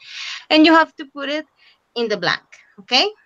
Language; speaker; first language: English; non-native, fluent; Spanish